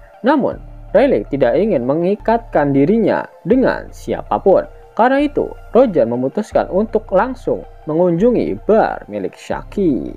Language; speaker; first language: Indonesian; native; Indonesian